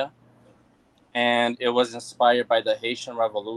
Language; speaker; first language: English; non-native, fluent; Portuguese